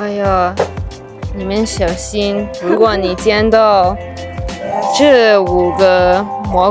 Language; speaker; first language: Chinese; non-native, learner; English